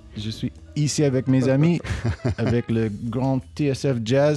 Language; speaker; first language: French; non-native, learner; English